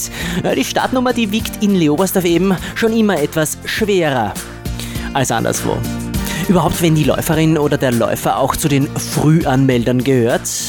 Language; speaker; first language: German; native; German